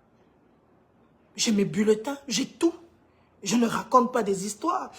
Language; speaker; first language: French; native; French